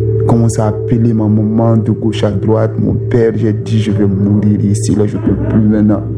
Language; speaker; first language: French; non-native, local second language; Susu